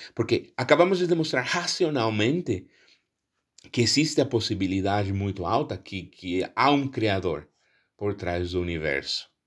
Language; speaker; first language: Portuguese; non-native, fluent; Spanish